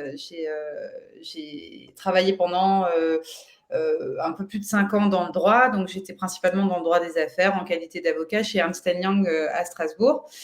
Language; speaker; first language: French; native; French